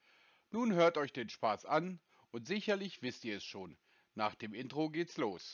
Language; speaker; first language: German; native; German